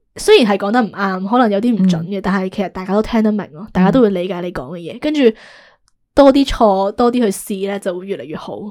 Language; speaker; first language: Cantonese; native; Cantonese